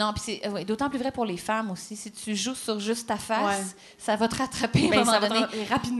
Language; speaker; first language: French; native; French